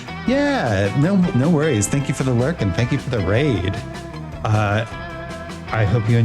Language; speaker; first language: English; native; English